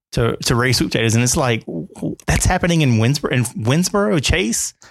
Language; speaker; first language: English; native; English